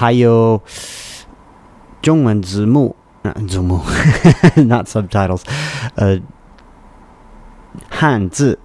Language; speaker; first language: Chinese; non-native, learner; English